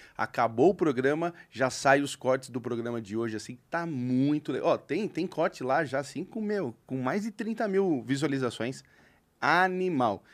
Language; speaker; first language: Portuguese; native; Portuguese